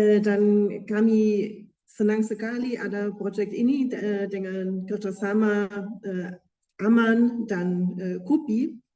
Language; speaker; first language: Indonesian; non-native, fluent; German